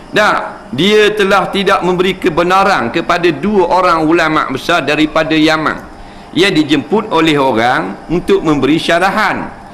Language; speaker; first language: Malay; native; Malay